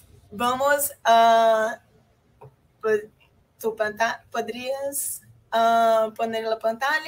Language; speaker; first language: Spanish; non-native, fluent; Portuguese